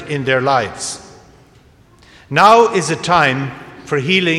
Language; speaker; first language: English; native; English